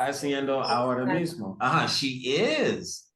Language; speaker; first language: Spanish; non-native, fluent; English